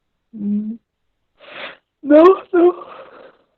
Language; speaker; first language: Spanish; non-native, learner; English